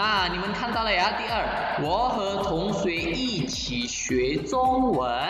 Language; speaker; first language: Chinese; non-native, fluent; Indonesian